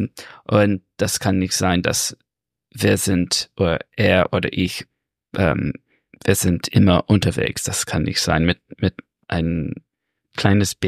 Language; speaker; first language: German; non-native, learner; English